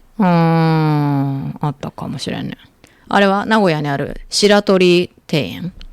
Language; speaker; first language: Japanese; native; Japanese